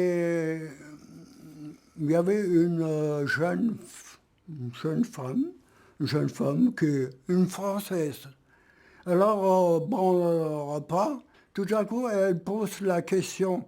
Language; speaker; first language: French; early bilingual, other home language; German